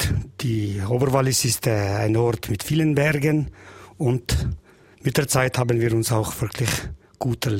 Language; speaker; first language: German; non-native, learner; Albanian